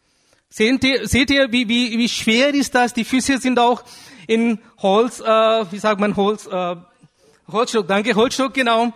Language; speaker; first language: German; non-native, fluent; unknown